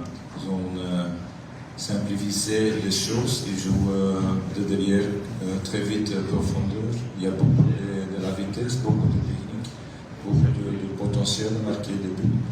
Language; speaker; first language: French; non-native, fluent; Dutch